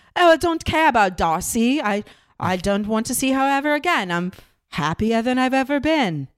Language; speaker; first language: English; non-native, fluent; Russian